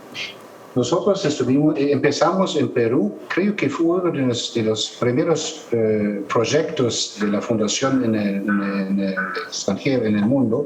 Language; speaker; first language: Spanish; non-native, fluent; German